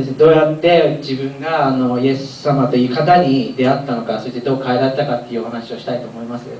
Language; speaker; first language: Japanese; early bilingual, other home language; Korean